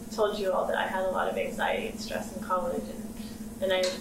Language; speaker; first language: English; native; English